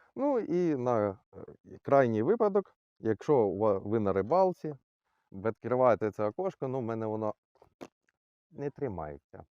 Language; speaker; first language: Ukrainian; non-native, local second language; Russian